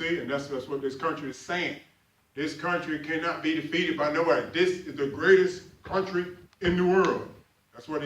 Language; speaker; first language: English; native; English